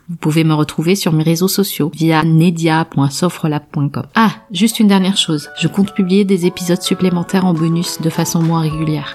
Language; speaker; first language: French; native; French